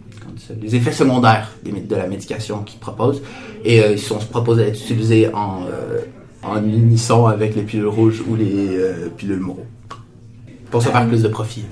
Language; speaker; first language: French; native; French